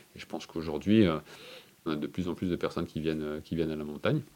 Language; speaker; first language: French; native; French